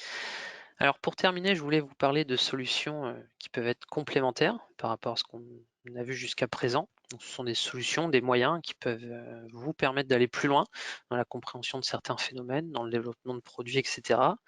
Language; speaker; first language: French; native; French